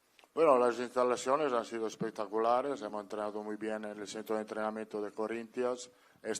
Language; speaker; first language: Spanish; non-native, fluent; Italian